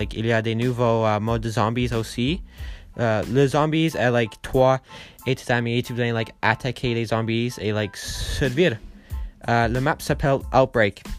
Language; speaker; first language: French; non-native, learner; English